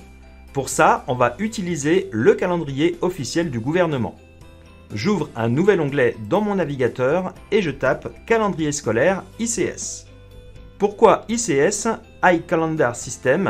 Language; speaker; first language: French; native; French